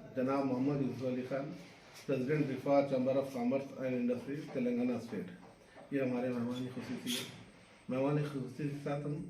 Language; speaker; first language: Hindi; non-native, local second language; Urdu